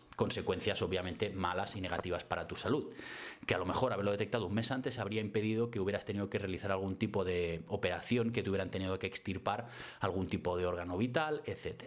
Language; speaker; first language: Spanish; native; Spanish